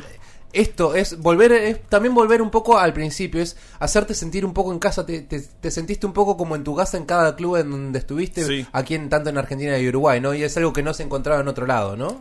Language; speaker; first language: Spanish; native; Spanish